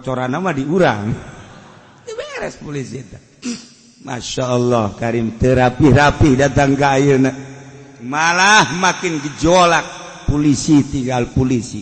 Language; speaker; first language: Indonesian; non-native, local second language; Sundanese